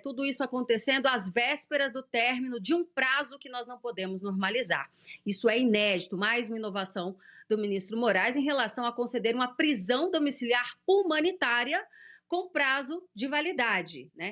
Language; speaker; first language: Portuguese; native; Portuguese